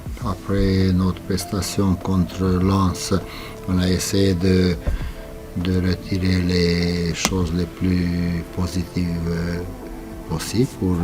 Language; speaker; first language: French; non-native, fluent; Romanian